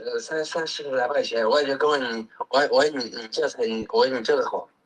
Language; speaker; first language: Chinese; native; Chinese